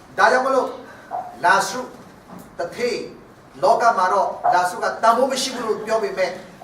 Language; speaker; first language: Burmese; non-native, local second language; Hakha Chin